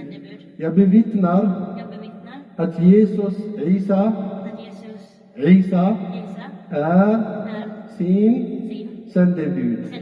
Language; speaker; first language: Swedish; non-native, fluent; Arabic